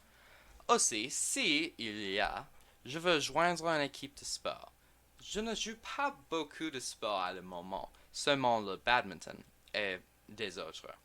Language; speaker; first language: French; non-native, learner; English